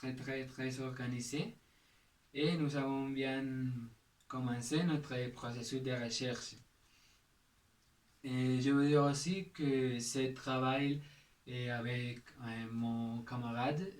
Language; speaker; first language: French; non-native, learner; Spanish